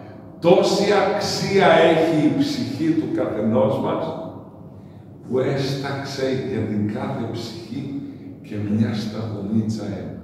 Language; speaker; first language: Greek; native; Greek